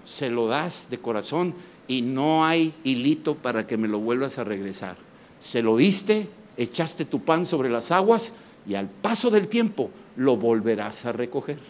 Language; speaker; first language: Spanish; native; Spanish